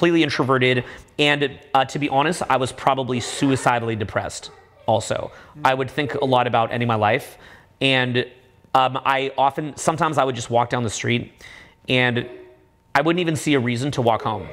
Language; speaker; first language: English; native; English